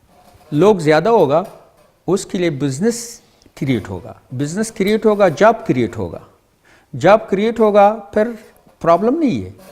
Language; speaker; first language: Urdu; non-native, learner; Pashto